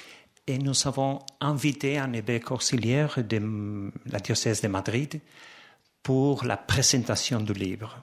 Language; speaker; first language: French; non-native, fluent; Spanish